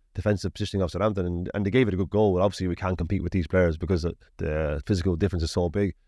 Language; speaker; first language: English; native; English